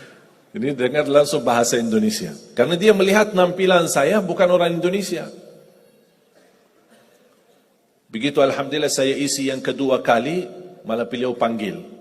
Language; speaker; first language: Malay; non-native, fluent; Arabic